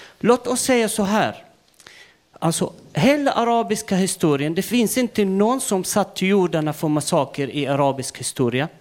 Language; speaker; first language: Swedish; non-native, fluent; Arabic